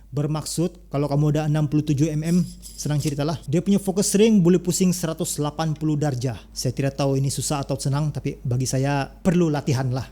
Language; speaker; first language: Malay; native; Malay